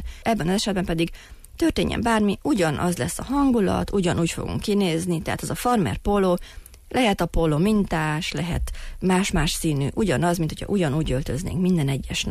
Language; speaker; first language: Hungarian; native; Hungarian